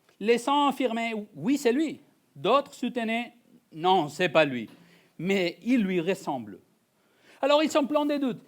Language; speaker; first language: French; non-native, fluent; Spanish